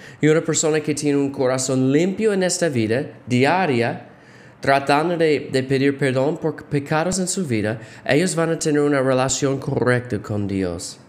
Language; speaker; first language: Spanish; non-native, fluent; English